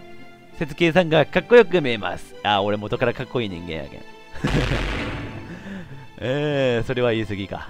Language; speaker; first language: Japanese; native; Japanese